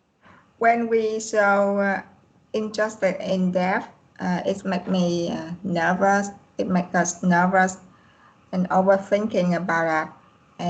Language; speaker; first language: English; non-native, learner; Vietnamese